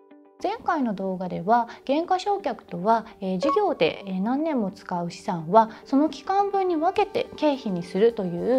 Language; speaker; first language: Japanese; native; Japanese